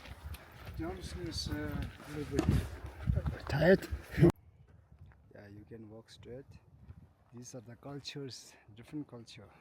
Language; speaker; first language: English; non-native, learner; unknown